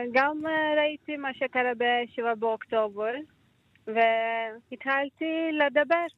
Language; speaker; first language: Hebrew; non-native, learner; Turkish